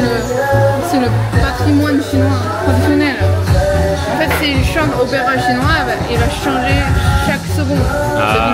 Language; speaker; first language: French; non-native, fluent; Chinese